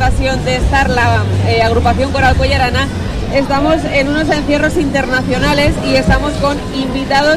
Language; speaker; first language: Spanish; native; Spanish